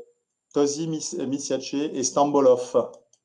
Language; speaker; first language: Bulgarian; non-native, learner; French